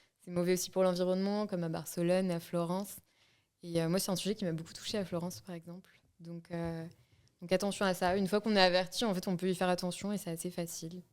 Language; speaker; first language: French; native; French